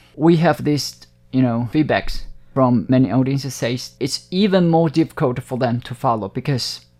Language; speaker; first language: English; non-native, fluent; Hakka Chinese